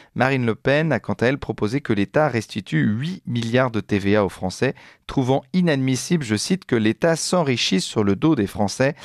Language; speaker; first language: French; native; French